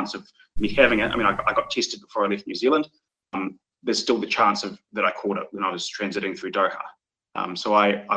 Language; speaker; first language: English; native; English